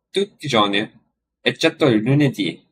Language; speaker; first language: Italian; non-native, learner; English